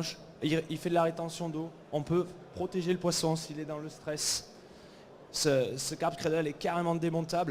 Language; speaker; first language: French; native; French